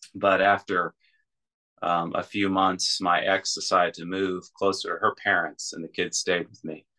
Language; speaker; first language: English; native; English